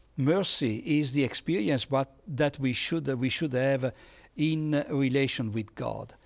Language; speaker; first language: English; non-native, fluent; Italian